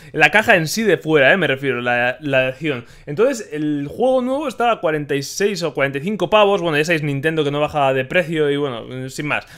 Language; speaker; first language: Spanish; native; Spanish